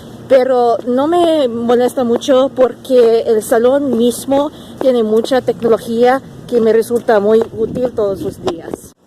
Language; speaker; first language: Spanish; non-native, fluent; English